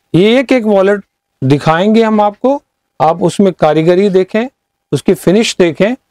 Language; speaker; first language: Hindi; non-native, local second language; Bangla